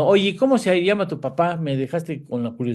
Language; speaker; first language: Spanish; native; Spanish